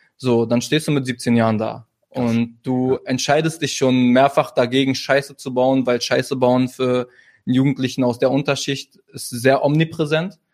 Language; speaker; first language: German; early bilingual, other home language; Arabic